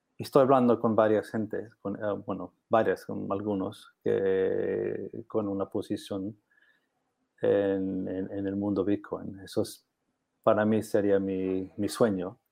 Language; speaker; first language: Spanish; non-native, learner; English